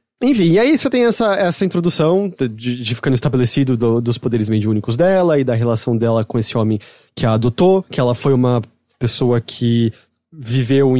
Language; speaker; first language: Portuguese; native; Portuguese